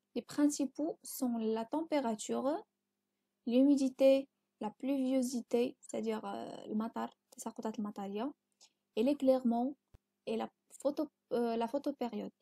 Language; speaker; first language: French; non-native, local second language; Arabic